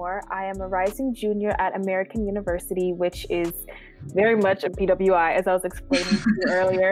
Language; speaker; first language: English; native; English